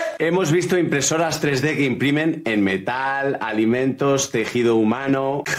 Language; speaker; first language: Spanish; native; Spanish